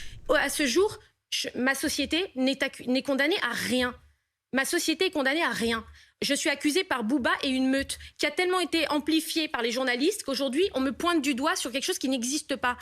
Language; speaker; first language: French; native; French